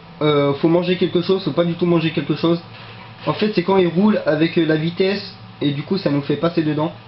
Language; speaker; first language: French; native; French